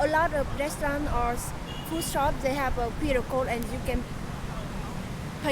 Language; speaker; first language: English; non-native, learner; Vietnamese